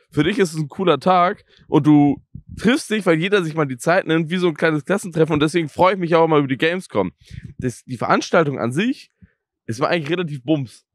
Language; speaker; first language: German; native; German